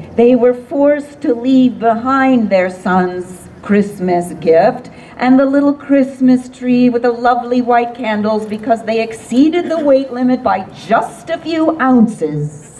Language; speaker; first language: English; native; English